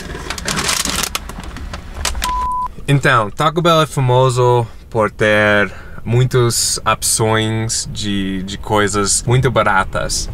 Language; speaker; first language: Portuguese; non-native, fluent; English